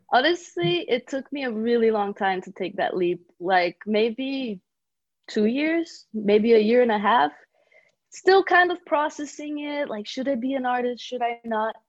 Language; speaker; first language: English; early bilingual, other home language; Bulgarian